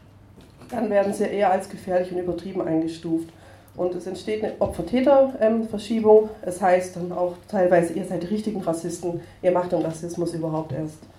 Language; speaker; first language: German; native; German